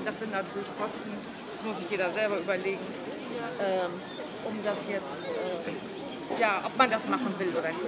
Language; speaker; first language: German; native; German